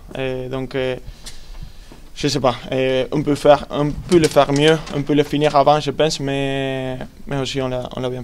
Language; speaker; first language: French; non-native, fluent; Spanish